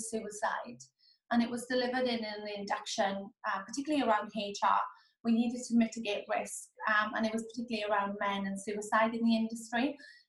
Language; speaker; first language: English; native; English